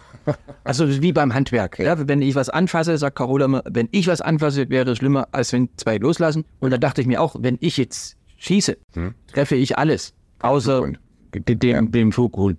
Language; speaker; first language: German; native; German